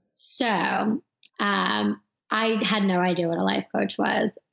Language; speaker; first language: English; native; English